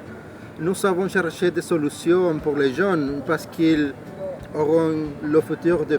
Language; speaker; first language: French; non-native, learner; Spanish